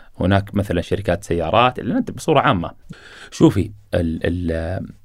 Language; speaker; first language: Arabic; native; Arabic